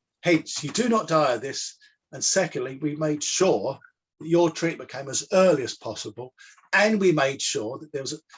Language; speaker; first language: English; native; English